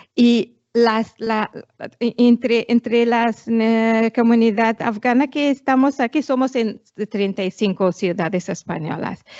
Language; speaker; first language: Spanish; non-native, fluent; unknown